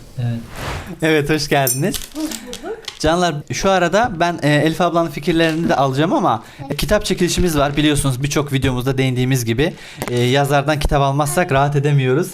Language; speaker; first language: Turkish; native; Turkish